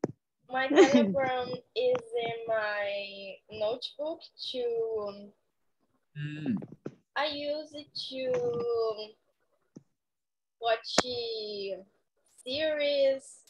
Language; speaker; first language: English; non-native, learner; Portuguese